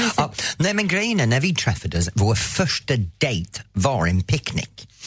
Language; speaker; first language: Swedish; non-native, fluent; English